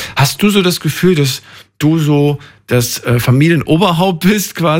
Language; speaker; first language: German; native; German